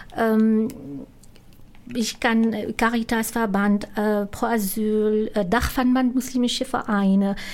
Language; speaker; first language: German; non-native, fluent; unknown